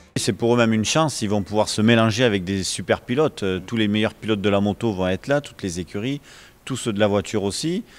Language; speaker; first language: French; native; French